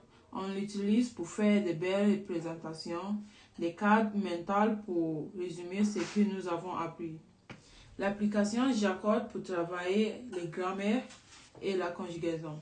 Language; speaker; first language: French; non-native, learner; Spanish